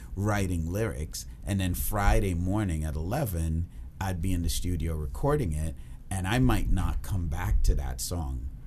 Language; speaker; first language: English; early bilingual, other home language; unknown